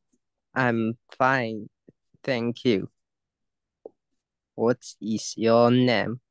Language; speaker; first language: English; non-native, learner; Chinese